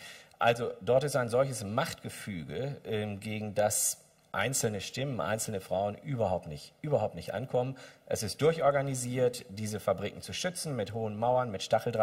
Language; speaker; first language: German; native; German